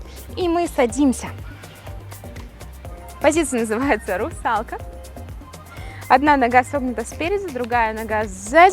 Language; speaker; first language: Russian; native; Russian